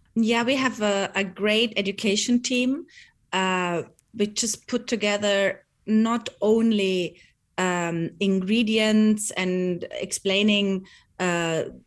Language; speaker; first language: English; non-native, fluent; German